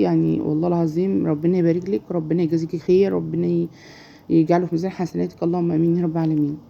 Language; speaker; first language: Arabic; native; Arabic